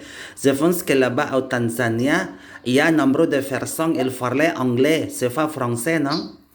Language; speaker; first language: French; non-native, learner; Indonesian